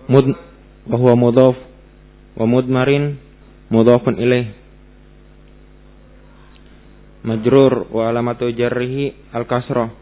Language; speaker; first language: Arabic; non-native, learner; Indonesian